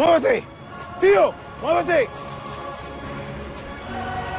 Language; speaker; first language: Spanish; native; Spanish